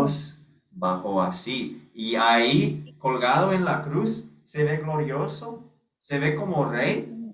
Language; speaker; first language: Spanish; non-native, fluent; English